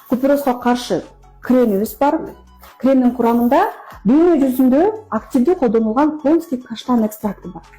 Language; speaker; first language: Kyrgyz; native; Kyrgyz